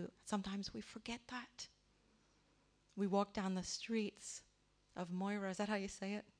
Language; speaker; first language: English; native; English